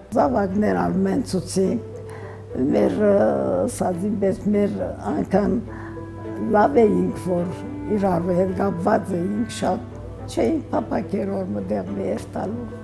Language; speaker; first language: Armenian; early bilingual, heritage; Armenian